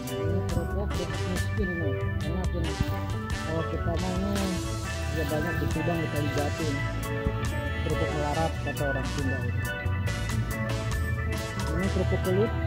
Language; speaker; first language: Indonesian; non-native, local second language; Sundanese